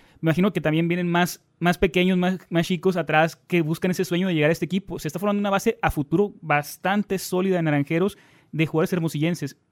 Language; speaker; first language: Spanish; native; Spanish